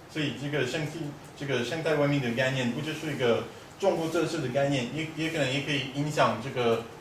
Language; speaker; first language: Chinese; non-native, fluent; French